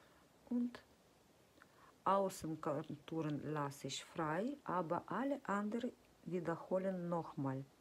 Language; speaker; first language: German; non-native, fluent; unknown